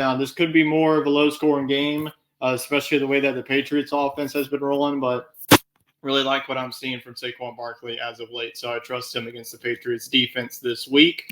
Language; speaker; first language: English; native; English